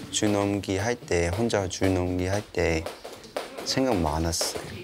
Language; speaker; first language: Korean; non-native, fluent; Cantonese